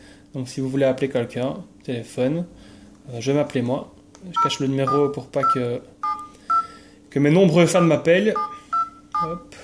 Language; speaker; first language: French; native; French